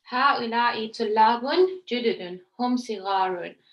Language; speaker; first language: Arabic; non-native, learner; English